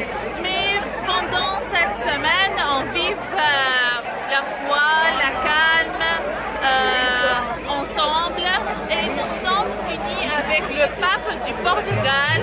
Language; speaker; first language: French; non-native, learner; Arabic